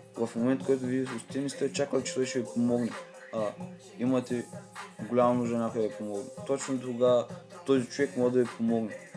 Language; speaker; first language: Bulgarian; early bilingual, other home language; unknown